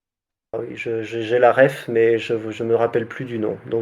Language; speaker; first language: French; native; French